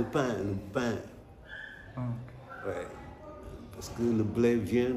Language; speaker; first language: French; non-native, local second language; Wolof